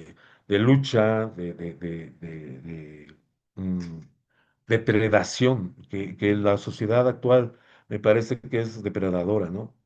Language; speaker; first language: Spanish; native; Spanish